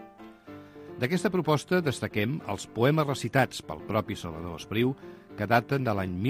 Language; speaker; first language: Catalan; native; Catalan